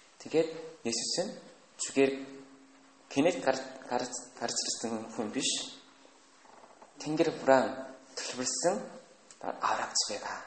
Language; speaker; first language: Mongolian; non-native, fluent; Korean